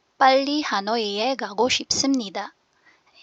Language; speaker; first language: Korean; non-native, fluent; Filipino